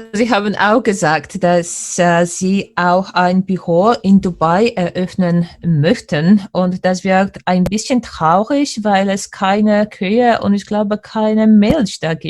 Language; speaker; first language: German; non-native, fluent; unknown